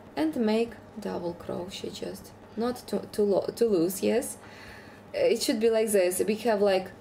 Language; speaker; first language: English; non-native, fluent; Ukrainian